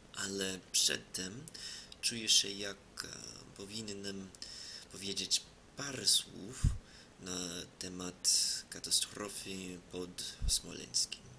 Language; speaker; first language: Polish; non-native, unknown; English